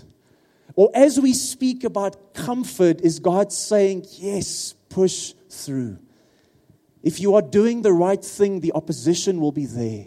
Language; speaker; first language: English; non-native, local second language; Afrikaans